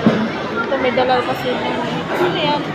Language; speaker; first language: Filipino; native; Filipino